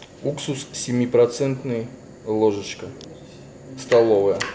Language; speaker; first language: Russian; native; Russian